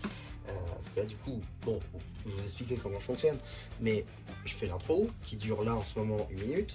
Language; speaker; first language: French; native; French